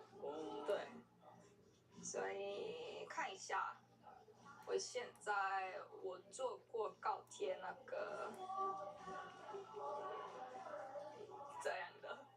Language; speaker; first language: Chinese; non-native, learner; Korean